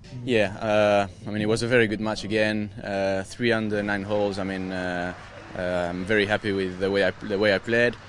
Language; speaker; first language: English; non-native, fluent; Spanish